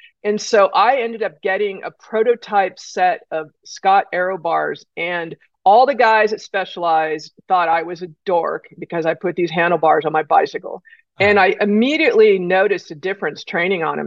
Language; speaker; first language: English; native; English